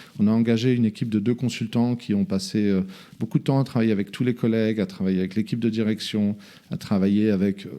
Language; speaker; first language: French; native; French